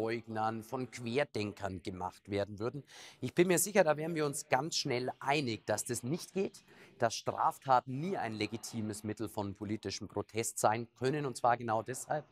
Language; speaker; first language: German; native; German